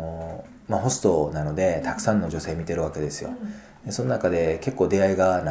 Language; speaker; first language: Japanese; native; Japanese